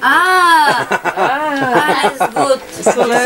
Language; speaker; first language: German; non-native, learner; Bulgarian